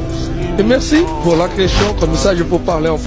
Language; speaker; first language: French; non-native, fluent; Portuguese